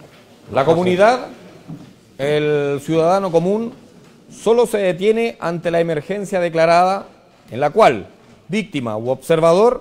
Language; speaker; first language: Spanish; native; Spanish